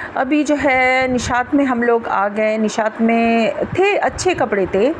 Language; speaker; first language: Urdu; non-native, local second language; Pashto